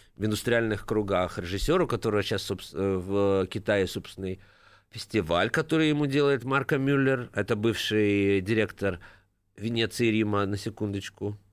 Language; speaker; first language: Russian; native; Russian